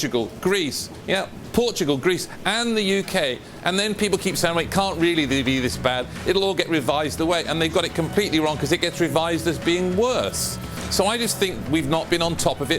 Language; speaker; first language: English; native; English